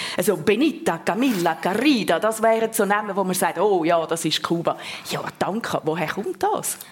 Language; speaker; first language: German; native; German